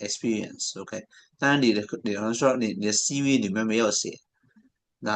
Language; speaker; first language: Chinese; non-native, local second language; Cantonese